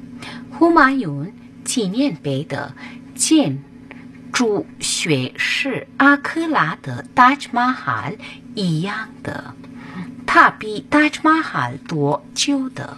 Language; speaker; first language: Chinese; non-native, learner; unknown